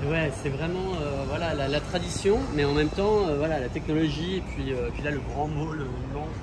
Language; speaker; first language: French; native; French